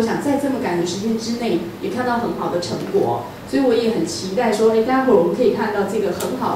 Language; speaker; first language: Chinese; native; Chinese